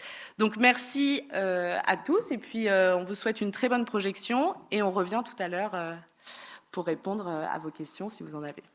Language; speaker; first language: French; native; French